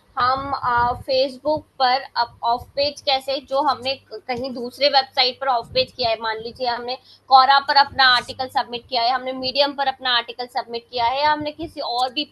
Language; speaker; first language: Hindi; native; Hindi